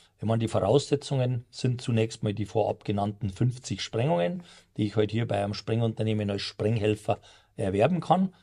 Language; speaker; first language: German; native; German